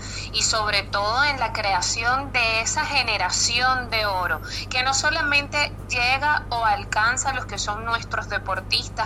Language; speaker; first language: Spanish; native; Spanish